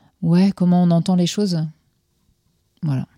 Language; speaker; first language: French; native; French